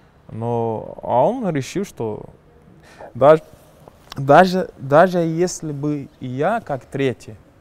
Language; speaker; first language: Russian; non-native, fluent; Portuguese